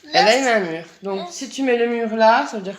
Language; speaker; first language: French; native; French